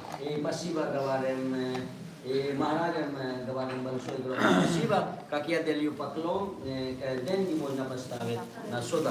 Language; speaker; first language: Russian; non-native, learner; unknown